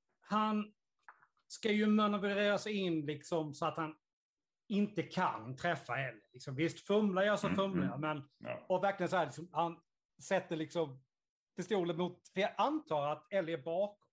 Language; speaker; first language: Swedish; native; Swedish